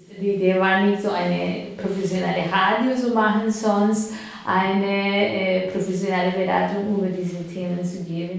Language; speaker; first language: German; non-native, fluent; Spanish